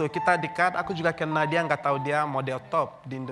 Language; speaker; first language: Indonesian; non-native, fluent; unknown